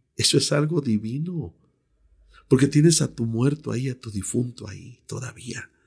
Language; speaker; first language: Spanish; native; Spanish